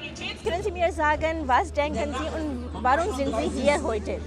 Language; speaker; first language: German; non-native, learner; Urdu